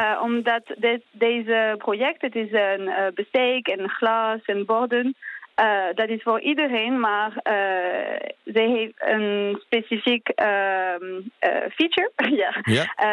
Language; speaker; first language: Dutch; non-native, learner; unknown